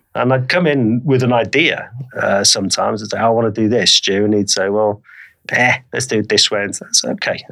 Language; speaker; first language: English; native; English